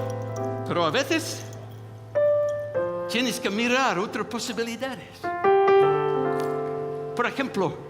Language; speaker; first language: Spanish; non-native, fluent; English